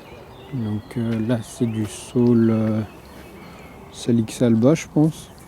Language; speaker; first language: French; native; French